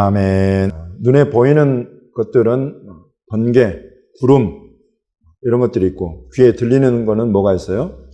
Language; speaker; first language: Korean; native; Korean